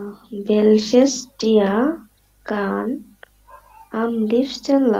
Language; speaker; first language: German; non-native, learner; Bangla